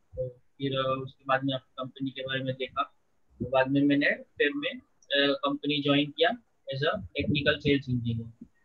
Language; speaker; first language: Hindi; non-native, local second language; Gujarati